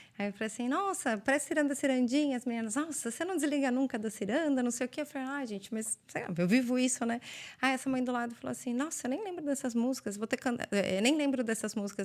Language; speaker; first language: Portuguese; native; Portuguese